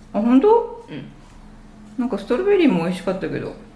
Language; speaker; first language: Japanese; native; Japanese